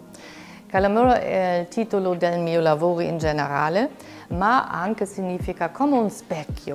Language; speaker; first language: Italian; non-native, fluent; German